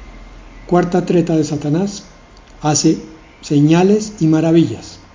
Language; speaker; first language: Spanish; native; Spanish